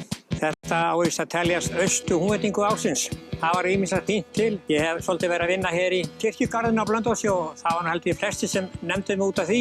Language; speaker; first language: Icelandic; native; Icelandic